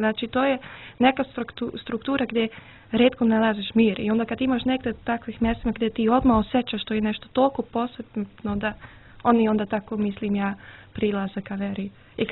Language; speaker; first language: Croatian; early bilingual, heritage; Serbian